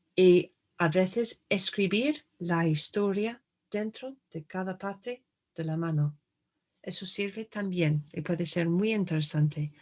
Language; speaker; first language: Spanish; non-native, fluent; English